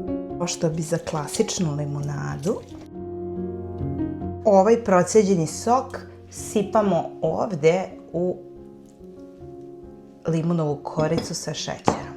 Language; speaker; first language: Serbian; native; Serbian